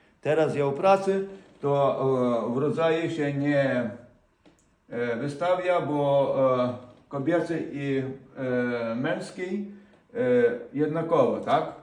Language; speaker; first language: Polish; non-native, fluent; Ukrainian